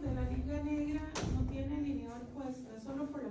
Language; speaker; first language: Spanish; native; Spanish